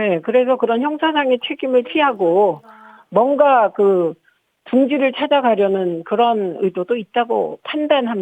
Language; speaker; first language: Korean; native; Korean